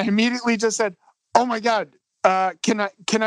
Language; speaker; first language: English; native; English